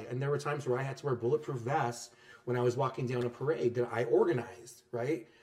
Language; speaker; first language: English; native; English